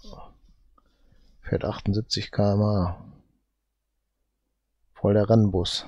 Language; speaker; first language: German; native; German